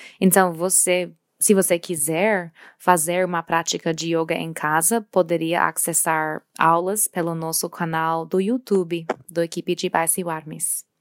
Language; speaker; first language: Portuguese; non-native, fluent; English